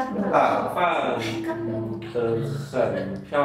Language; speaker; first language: Chinese; non-native, learner; Vietnamese